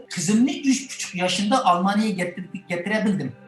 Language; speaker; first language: Turkish; non-native, fluent; Chinese